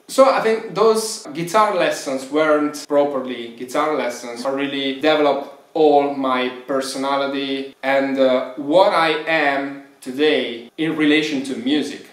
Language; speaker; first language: English; non-native, fluent; Italian